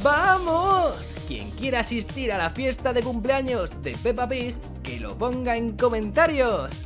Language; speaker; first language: Spanish; native; Spanish